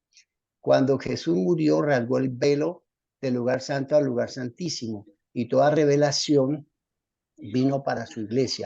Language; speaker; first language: Spanish; native; Spanish